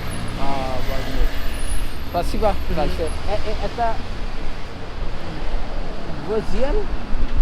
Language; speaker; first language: Russian; non-native, learner; Urdu